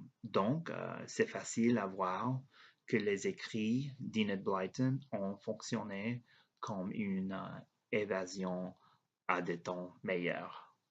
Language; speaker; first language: French; non-native, learner; English